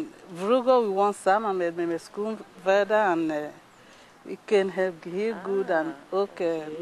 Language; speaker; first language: Dutch; non-native, learner; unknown